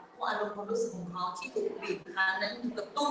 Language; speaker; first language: Thai; native; Thai